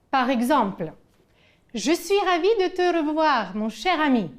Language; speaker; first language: French; non-native, fluent; Ukrainian